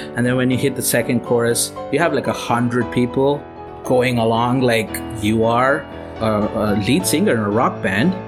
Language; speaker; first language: English; non-native, local second language; Tamil